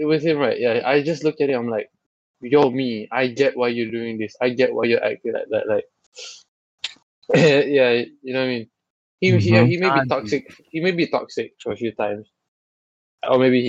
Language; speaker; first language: English; non-native, local second language; Malay